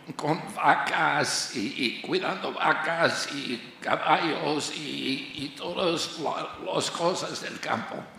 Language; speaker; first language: Spanish; non-native, learner; English